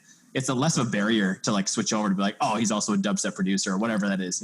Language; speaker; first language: English; native; English